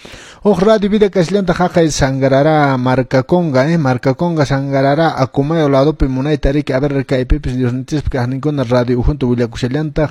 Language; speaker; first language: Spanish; non-native, local second language; Quechua